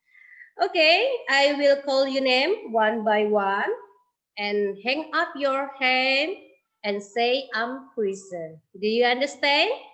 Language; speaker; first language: English; non-native, learner; Indonesian